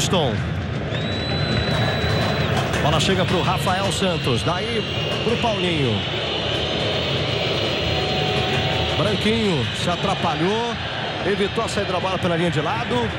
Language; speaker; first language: Portuguese; native; Portuguese